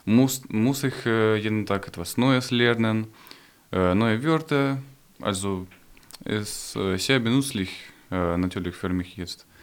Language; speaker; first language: German; non-native, learner; Ukrainian